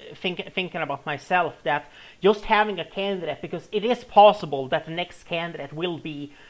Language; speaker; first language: English; non-native, fluent; Swedish